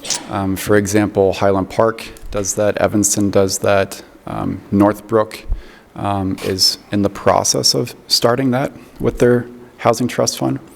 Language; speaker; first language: English; native; English